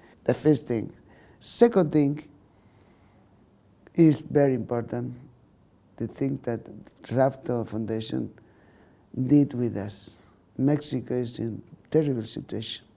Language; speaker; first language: English; non-native, learner; Spanish